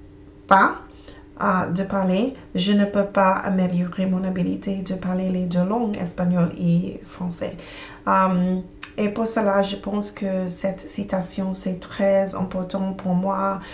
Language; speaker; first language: French; non-native, learner; English